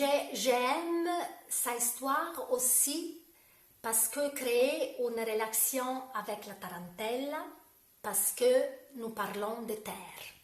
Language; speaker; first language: French; non-native, learner; Italian